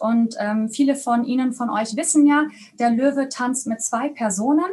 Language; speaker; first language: German; native; German